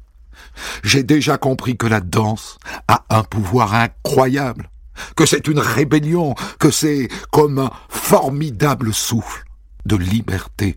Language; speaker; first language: French; native; French